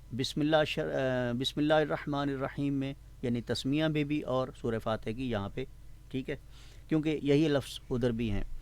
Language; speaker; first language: Urdu; non-native, local second language; Punjabi